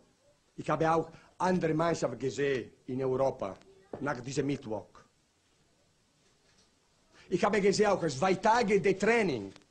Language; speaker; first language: German; non-native, learner; Italian